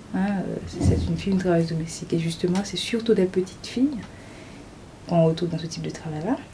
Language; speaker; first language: French; non-native, local second language; Haitian Creole